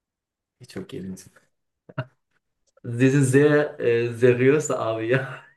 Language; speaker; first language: German; non-native, learner; Turkish